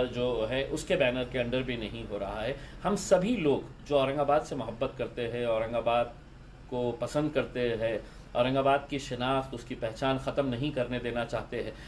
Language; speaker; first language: Hindi; non-native, local second language; Urdu